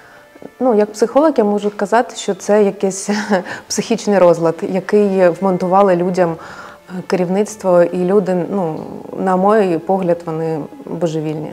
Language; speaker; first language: Ukrainian; non-native, local second language; Russian